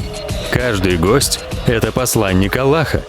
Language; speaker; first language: Russian; native; Russian